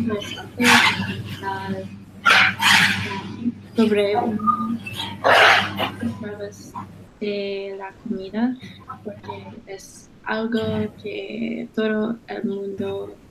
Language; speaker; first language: Spanish; non-native, learner; English